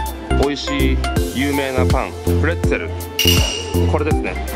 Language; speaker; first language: Japanese; native; Japanese